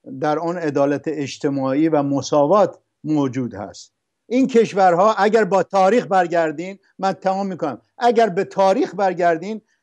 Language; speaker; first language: Persian; non-native, local second language; Arabic